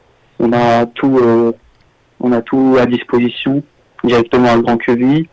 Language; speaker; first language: French; early bilingual, other home language; Armenian